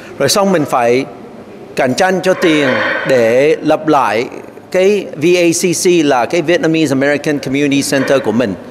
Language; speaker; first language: Vietnamese; early bilingual, other home language; English